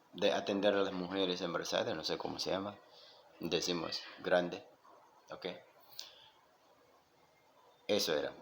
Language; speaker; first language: Spanish; non-native, local second language; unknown